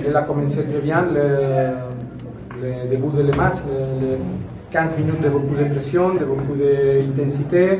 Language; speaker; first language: French; non-native, learner; Spanish